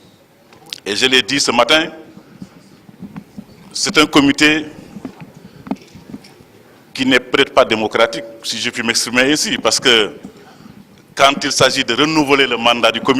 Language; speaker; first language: French; non-native, local second language; Wolof